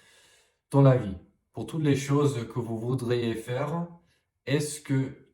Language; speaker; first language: French; non-native, fluent; English